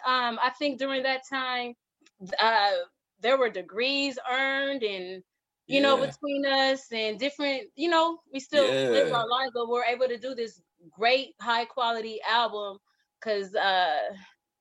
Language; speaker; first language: English; native; English